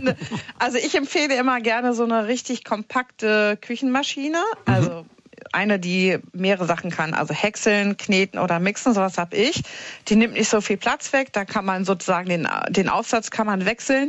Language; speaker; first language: German; native; German